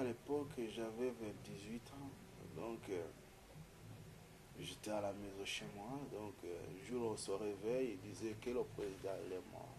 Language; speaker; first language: French; non-native, fluent; Kinyarwanda